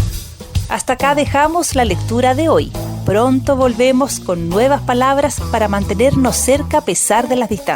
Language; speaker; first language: Spanish; native; Spanish